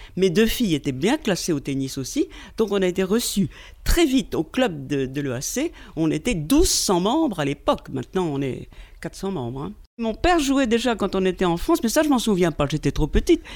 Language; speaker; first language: French; native; French